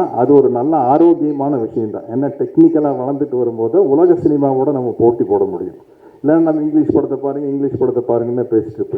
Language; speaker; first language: Tamil; native; Tamil